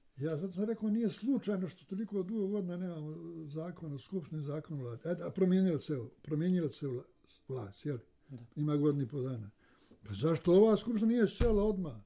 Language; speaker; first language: Serbian; native; Serbian